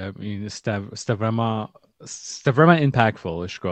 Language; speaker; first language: French; early bilingual, heritage; French